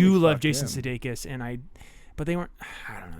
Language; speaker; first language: English; native; English